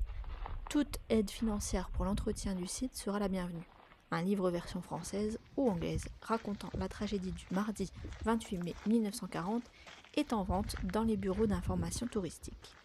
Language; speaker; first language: French; native; French